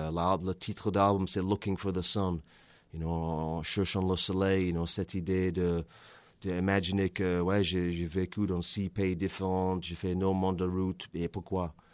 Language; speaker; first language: French; non-native, fluent; English